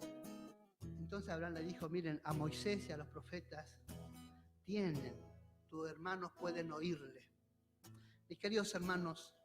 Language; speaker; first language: Spanish; native; Spanish